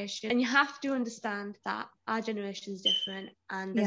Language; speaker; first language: English; native; English